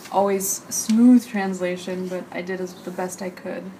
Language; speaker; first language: English; early bilingual, other home language; German